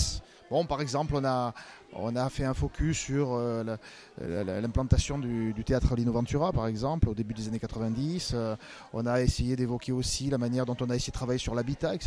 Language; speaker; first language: French; native; French